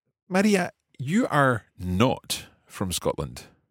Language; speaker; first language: English; native; English